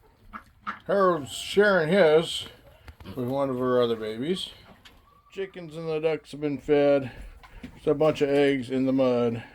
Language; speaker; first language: English; native; English